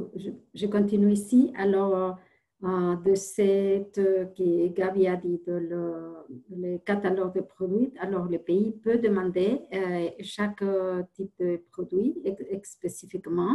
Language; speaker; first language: French; non-native, fluent; Spanish